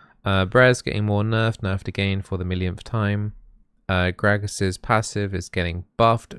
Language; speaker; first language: English; native; English